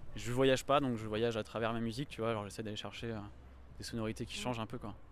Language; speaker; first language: French; native; French